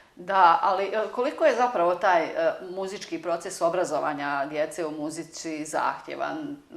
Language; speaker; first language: Bosnian; native; Bosnian